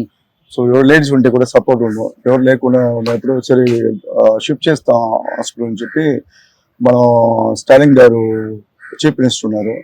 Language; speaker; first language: Telugu; non-native, local second language; Tamil